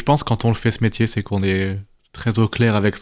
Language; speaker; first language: French; native; French